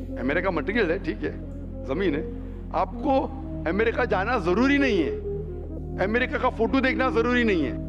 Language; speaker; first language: Hindi; non-native, local second language; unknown